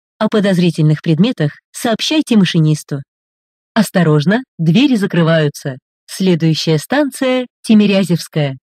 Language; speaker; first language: Russian; native; Russian